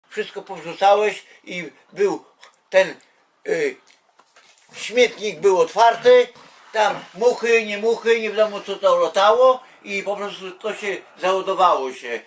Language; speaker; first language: Polish; native; Polish